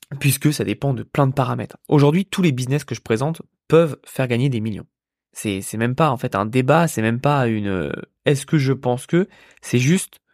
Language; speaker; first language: French; native; French